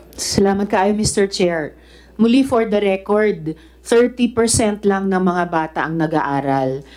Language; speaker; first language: Filipino; non-native, local second language; Cebuano